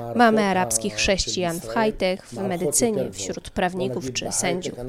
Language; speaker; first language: Polish; non-native, fluent; Arabic